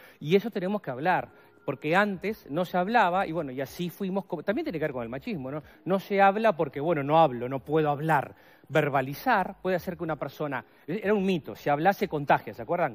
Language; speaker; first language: Spanish; native; Spanish